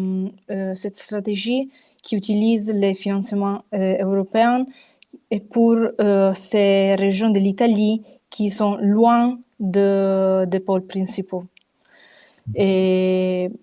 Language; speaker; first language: French; non-native, fluent; Italian